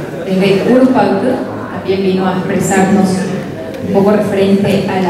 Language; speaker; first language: Spanish; native; Spanish